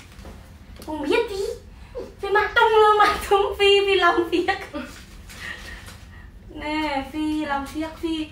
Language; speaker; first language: Vietnamese; non-native, learner; Indonesian